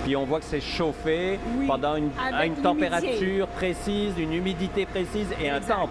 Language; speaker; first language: French; native; French